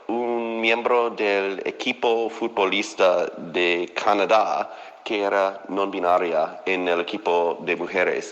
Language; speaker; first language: Spanish; non-native, fluent; English